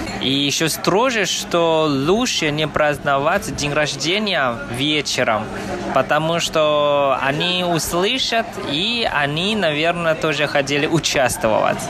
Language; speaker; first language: Russian; non-native, fluent; Chinese